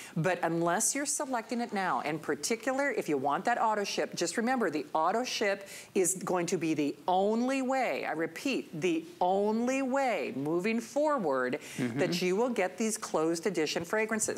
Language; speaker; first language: English; native; English